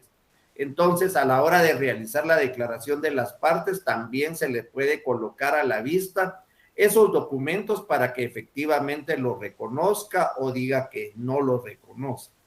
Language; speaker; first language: Spanish; native; Spanish